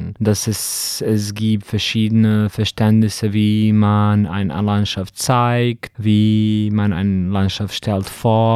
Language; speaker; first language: German; non-native, fluent; Serbian